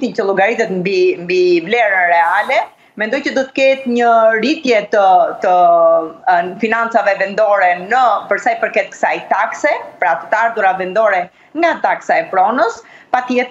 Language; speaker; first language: Albanian; native; Albanian